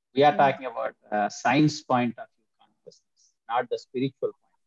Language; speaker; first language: English; non-native, local second language; Telugu